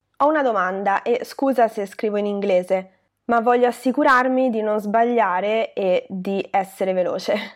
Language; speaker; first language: Italian; native; Italian